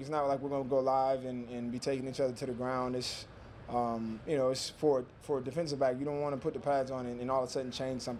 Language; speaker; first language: English; native; English